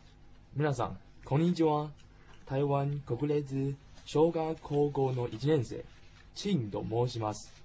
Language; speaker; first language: Japanese; non-native, learner; Chinese